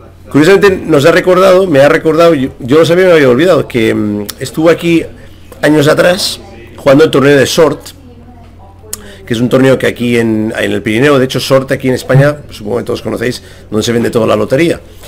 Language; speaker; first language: Spanish; native; Spanish